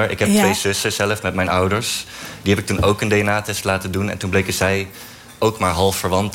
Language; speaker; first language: Dutch; native; Dutch